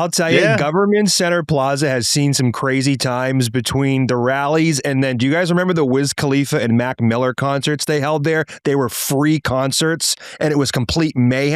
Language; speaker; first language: English; native; English